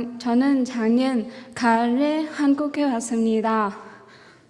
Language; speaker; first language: Korean; non-native, learner; Vietnamese